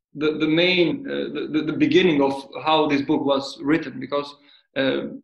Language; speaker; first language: English; non-native, fluent; Albanian